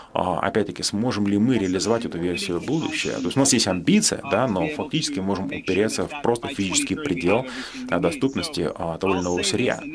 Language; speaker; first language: Russian; non-native, fluent; English